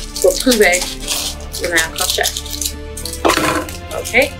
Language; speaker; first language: French; non-native, fluent; English